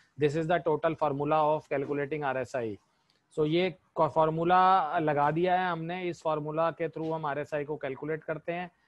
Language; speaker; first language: Hindi; native; Hindi